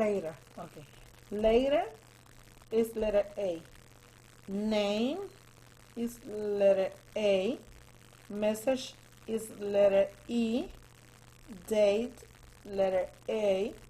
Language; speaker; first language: English; non-native, learner; Spanish